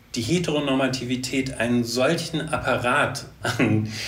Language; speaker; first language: German; native; German